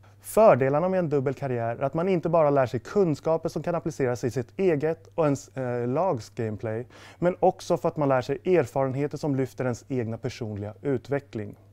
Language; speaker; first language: Swedish; native; Swedish